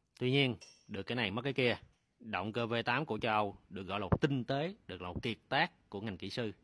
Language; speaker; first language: Vietnamese; native; Vietnamese